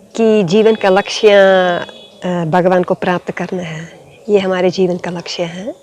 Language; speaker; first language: Hindi; non-native, fluent; Dutch